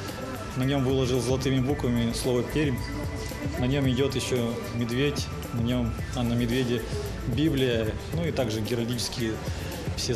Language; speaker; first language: Russian; native; Russian